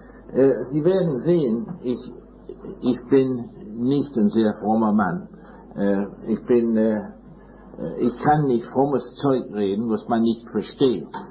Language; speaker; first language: German; non-native, fluent; English